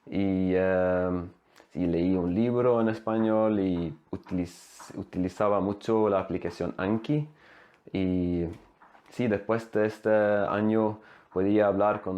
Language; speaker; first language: Spanish; non-native, fluent; Swedish